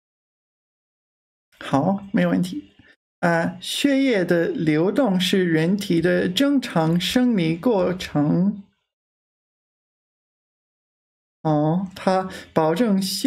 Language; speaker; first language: Chinese; non-native, learner; English